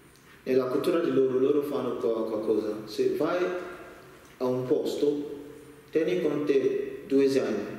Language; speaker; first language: Italian; non-native, learner; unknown